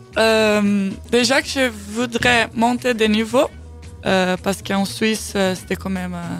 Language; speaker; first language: French; non-native, fluent; Portuguese